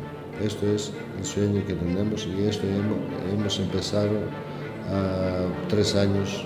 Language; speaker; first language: Spanish; non-native, learner; Greek